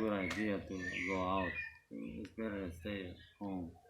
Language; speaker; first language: English; non-native, learner; Spanish